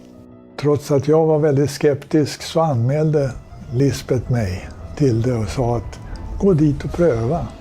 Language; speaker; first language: Swedish; native; Swedish